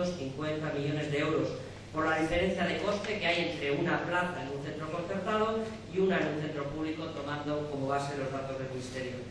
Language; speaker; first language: Spanish; native; Spanish